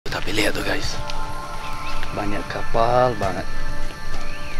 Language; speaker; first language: Indonesian; non-native, fluent; English